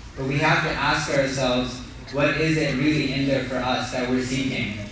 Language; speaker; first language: English; native; English